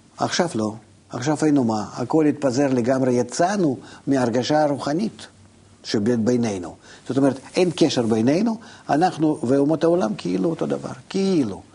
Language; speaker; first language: Hebrew; non-native, fluent; Russian